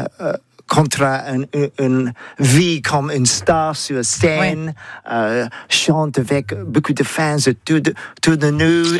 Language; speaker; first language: French; non-native, learner; English